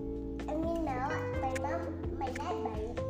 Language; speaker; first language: English; non-native, learner; Indonesian